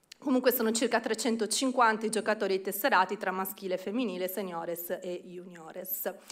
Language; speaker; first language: Italian; native; Italian